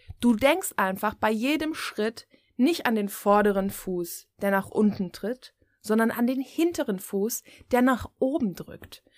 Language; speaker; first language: German; native; German